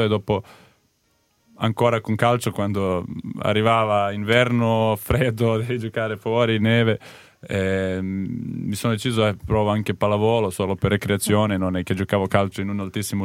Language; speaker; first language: Italian; non-native, learner; Serbian